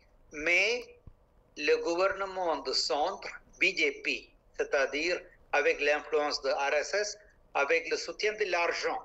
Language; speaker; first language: French; non-native, local second language; Malayalam